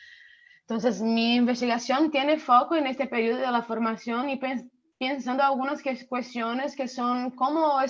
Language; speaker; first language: Spanish; non-native, fluent; Portuguese